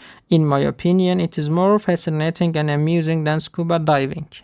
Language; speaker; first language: English; non-native, fluent; Turkish